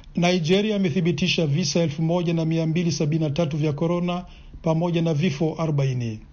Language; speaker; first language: Swahili; non-native, local second language; Rundi